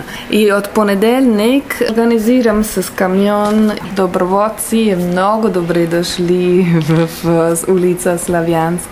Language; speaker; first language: Bulgarian; non-native, learner; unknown